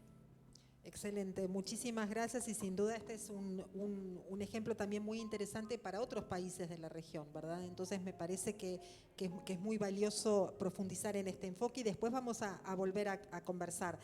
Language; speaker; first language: Spanish; native; Spanish